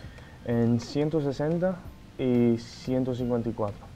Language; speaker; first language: Spanish; non-native, fluent; Portuguese